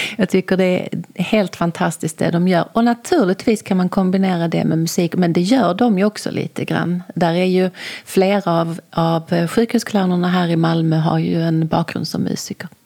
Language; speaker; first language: Swedish; native; Swedish